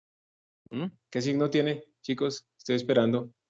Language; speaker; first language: Spanish; native; Spanish